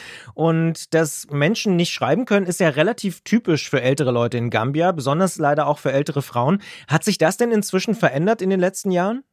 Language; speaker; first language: German; native; German